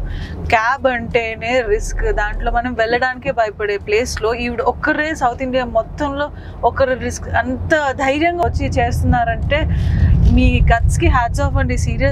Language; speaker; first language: Telugu; native; Telugu